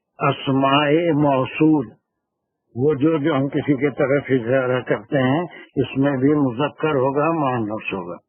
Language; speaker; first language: Urdu; native; Urdu